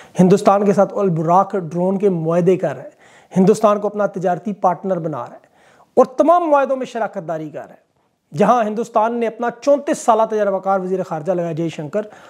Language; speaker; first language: Urdu; native; Urdu